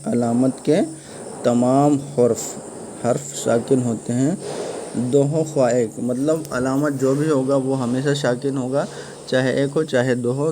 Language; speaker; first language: Urdu; native; Urdu